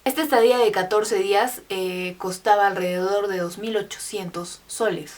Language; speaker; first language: Spanish; native; Spanish